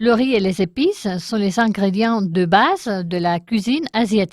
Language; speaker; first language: French; non-native, learner; Spanish